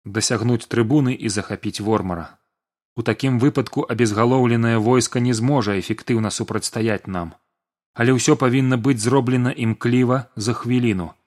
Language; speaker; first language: Belarusian; native; Belarusian